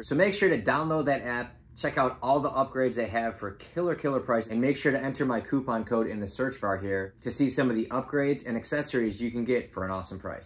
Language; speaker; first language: English; native; English